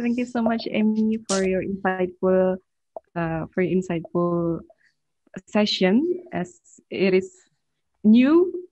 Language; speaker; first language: English; non-native, fluent; Indonesian